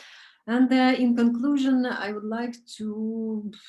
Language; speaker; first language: English; non-native, learner; Romanian